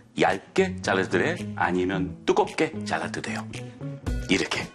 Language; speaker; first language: Korean; non-native, learner; English